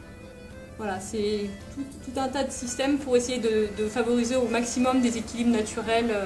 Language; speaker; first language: French; native; French